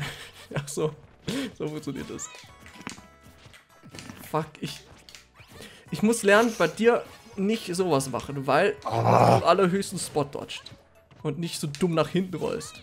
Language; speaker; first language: German; native; German